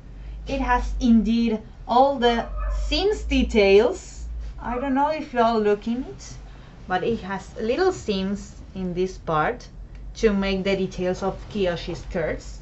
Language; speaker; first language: English; non-native, fluent; Spanish